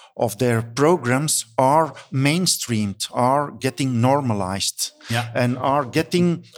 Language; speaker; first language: English; non-native, fluent; Dutch